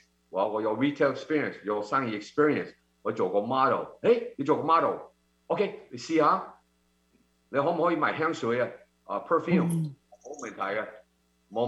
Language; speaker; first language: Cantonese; early bilingual, heritage; Cantonese